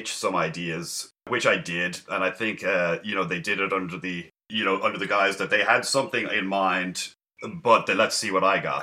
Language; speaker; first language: English; native; English